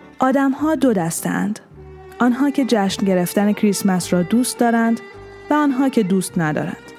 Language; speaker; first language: Persian; non-native, local second language; Armenian